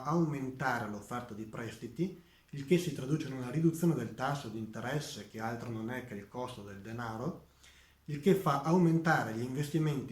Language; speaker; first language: Italian; native; Italian